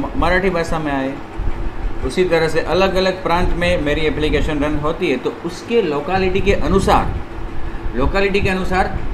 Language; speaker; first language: Hindi; non-native, local second language; Gujarati